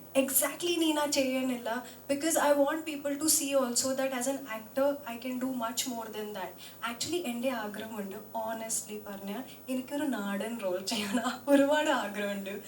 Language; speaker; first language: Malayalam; non-native, local second language; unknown